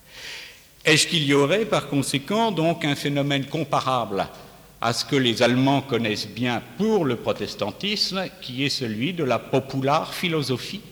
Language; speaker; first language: French; native; French